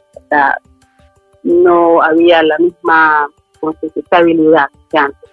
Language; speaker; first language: Spanish; early bilingual, other home language; Swedish